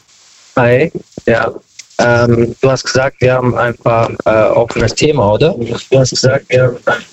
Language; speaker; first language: German; non-native, learner; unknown